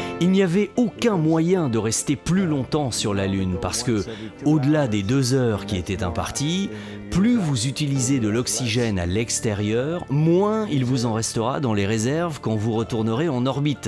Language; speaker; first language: French; native; French